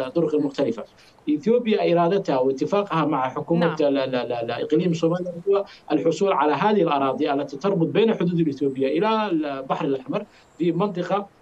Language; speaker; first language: Arabic; non-native, fluent; Somali